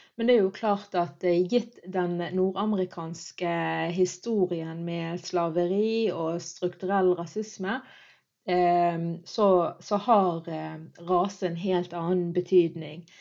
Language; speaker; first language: Norwegian; early bilingual, other home language; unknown